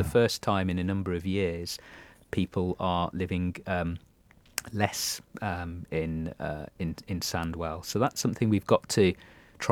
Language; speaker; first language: English; native; English